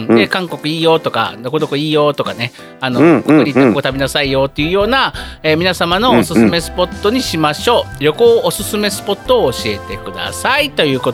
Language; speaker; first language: Japanese; native; Japanese